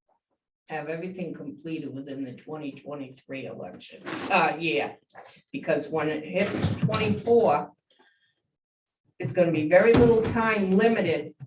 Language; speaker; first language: English; native; English